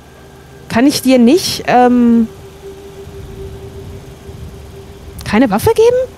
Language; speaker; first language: German; native; German